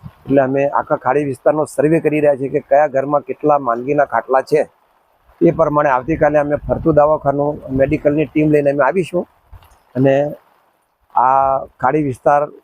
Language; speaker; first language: Gujarati; native; Gujarati